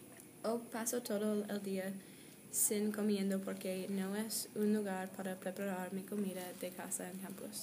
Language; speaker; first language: Spanish; non-native, learner; English